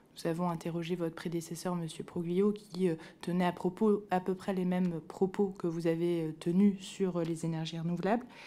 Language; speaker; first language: French; native; French